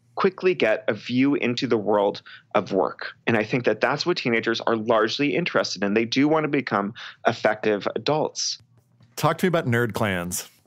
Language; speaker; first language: English; native; English